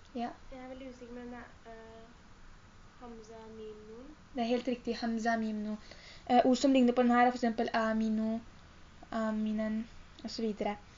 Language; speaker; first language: Norwegian; early bilingual, other home language; Urdu